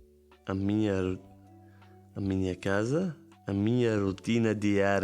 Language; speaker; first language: Portuguese; non-native, learner; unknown